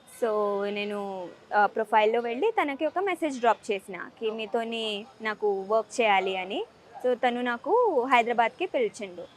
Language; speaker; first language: Telugu; early bilingual, heritage; Telugu